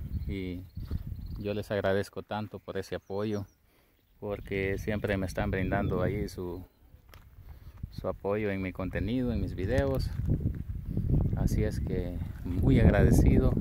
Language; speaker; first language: Spanish; native; Spanish